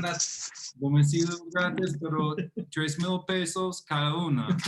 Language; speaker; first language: Spanish; non-native, fluent; English